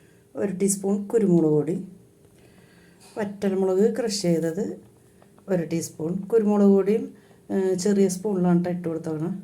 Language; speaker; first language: Malayalam; native; Malayalam